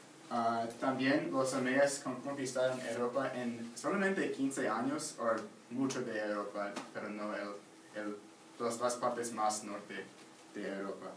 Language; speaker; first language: Spanish; non-native, learner; English